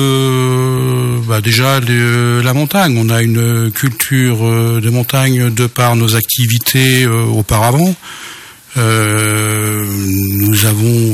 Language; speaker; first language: French; native; French